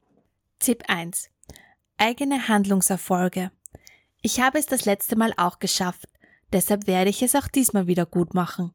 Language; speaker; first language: German; native; German